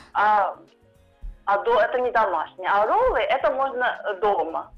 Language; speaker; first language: Russian; non-native, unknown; Japanese